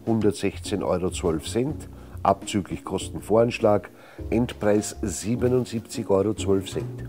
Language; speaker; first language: German; native; German